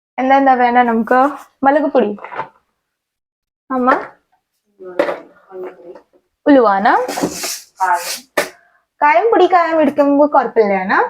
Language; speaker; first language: Malayalam; non-native, learner; Hindi